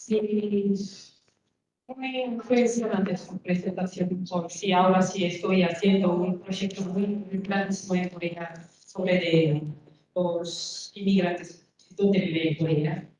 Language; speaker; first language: Spanish; non-native, learner; Korean